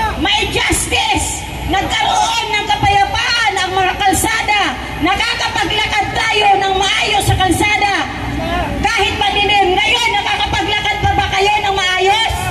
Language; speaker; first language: Filipino; non-native, local second language; Waray